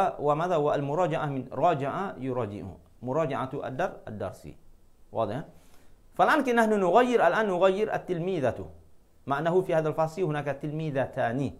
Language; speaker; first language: Arabic; non-native, fluent; Malay